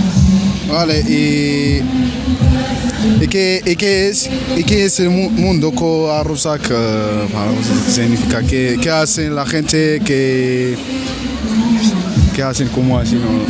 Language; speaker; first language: Spanish; non-native, learner; Arabic